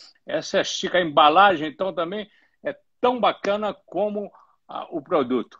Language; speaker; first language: Portuguese; native; Portuguese